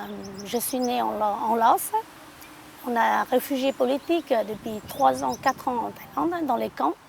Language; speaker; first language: French; non-native, learner; Hmong